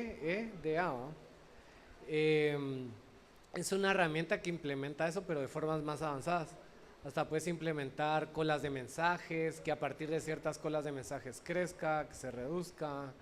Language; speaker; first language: Spanish; native; Spanish